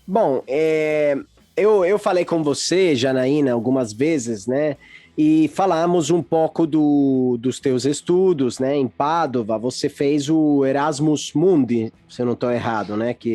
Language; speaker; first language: Portuguese; non-native, fluent; Italian